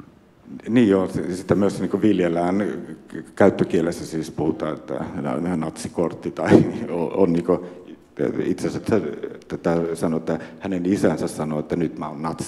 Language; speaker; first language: Finnish; native; Finnish